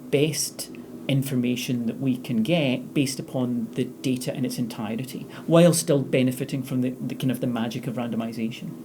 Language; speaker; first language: English; native; English